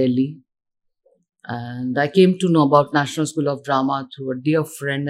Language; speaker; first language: English; non-native, local second language; Gujarati